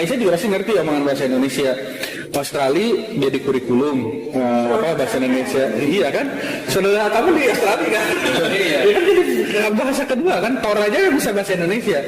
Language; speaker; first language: Indonesian; native; Indonesian